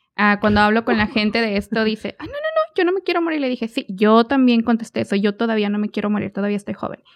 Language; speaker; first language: Spanish; native; Spanish